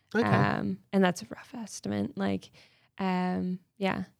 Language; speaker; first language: English; native; English